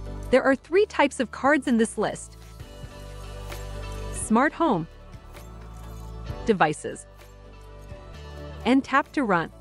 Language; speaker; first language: English; non-native, fluent; Dutch